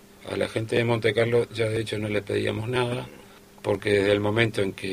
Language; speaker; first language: Spanish; native; Spanish